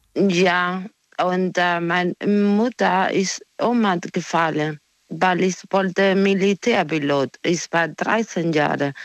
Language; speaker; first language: German; non-native, learner; Spanish